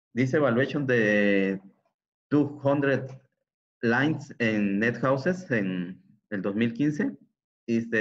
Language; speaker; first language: English; non-native, learner; Spanish